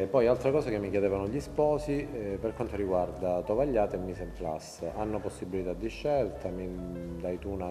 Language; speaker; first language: Italian; native; Italian